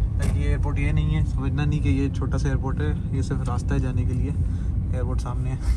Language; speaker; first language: Urdu; native; Urdu